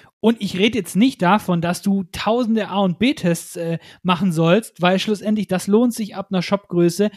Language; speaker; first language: German; native; German